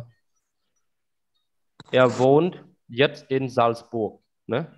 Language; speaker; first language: German; non-native, fluent; Khmer